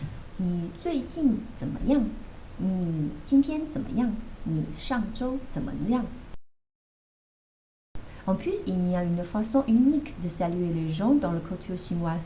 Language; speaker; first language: French; non-native, fluent; Chinese